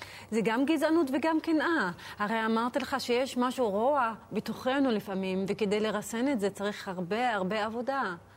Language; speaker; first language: Hebrew; non-native, local second language; Arabic